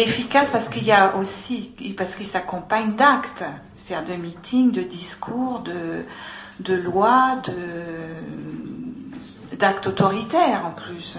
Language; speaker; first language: French; native; French